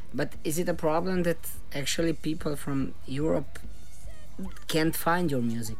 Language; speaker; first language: English; non-native, fluent; Slovenian